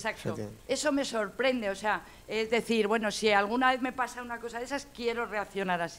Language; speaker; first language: Spanish; native; Spanish